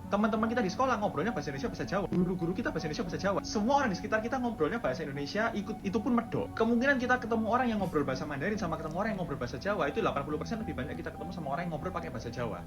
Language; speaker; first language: Indonesian; native; Indonesian